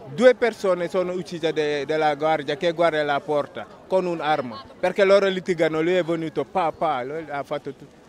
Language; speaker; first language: Italian; non-native, learner; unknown